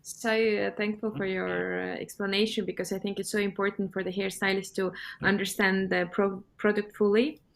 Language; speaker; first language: English; non-native, fluent; Estonian